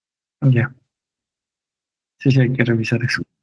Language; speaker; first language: Spanish; native; Spanish